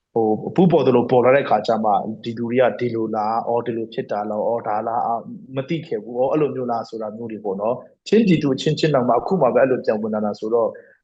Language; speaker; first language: Burmese; non-native, local second language; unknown